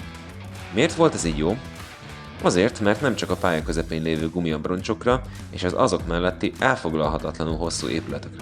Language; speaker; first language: Hungarian; native; Hungarian